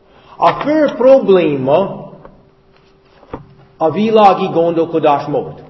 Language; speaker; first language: Hungarian; non-native, fluent; English